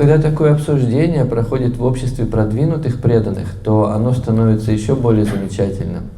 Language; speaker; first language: Russian; native; Russian